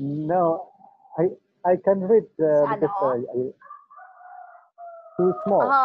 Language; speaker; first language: English; non-native, learner; Indonesian